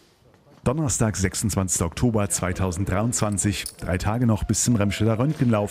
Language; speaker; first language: German; native; German